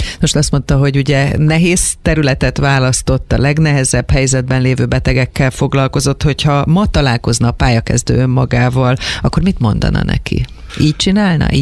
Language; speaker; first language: Hungarian; native; Hungarian